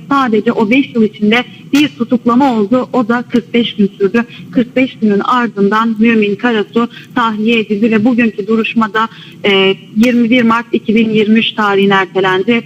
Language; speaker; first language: Turkish; native; Turkish